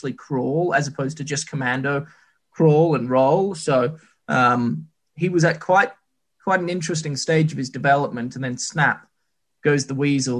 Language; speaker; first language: English; native; English